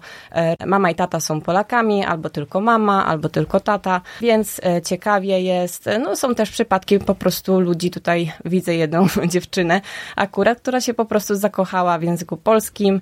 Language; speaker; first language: Polish; early bilingual, heritage; Polish